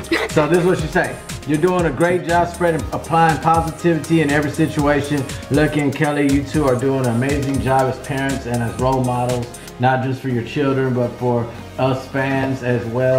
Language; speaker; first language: English; native; English